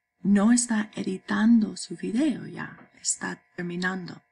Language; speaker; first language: Spanish; non-native, fluent; English